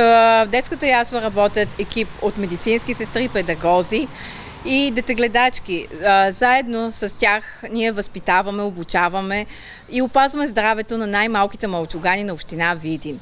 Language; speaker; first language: Bulgarian; native; Bulgarian